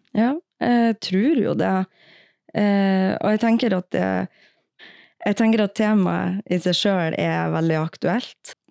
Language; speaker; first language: Norwegian; native; Norwegian